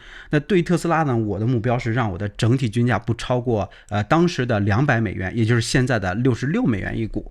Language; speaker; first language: Chinese; native; Chinese